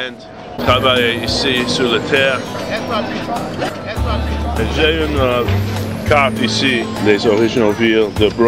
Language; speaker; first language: French; non-native, learner; English